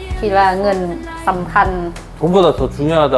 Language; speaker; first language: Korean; non-native, learner; Lao